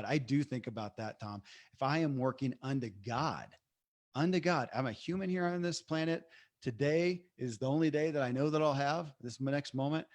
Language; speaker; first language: English; native; English